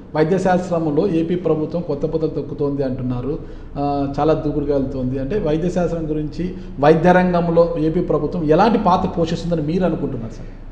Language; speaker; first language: Telugu; native; Telugu